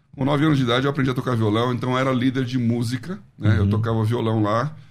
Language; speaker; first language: Portuguese; native; Portuguese